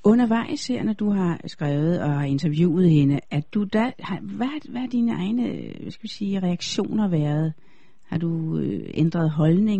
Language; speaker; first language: Danish; native; Danish